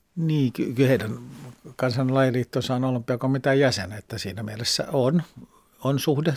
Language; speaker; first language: Finnish; native; Finnish